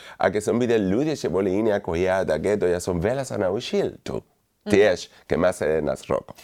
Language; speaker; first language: Slovak; non-native, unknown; Spanish